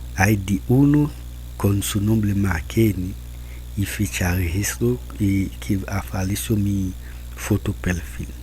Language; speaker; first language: Spanish; non-native, learner; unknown